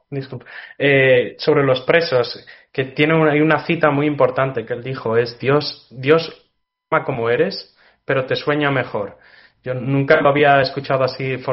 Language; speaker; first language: Spanish; native; Spanish